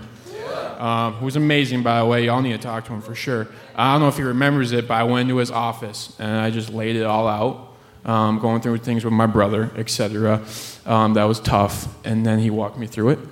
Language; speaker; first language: English; native; English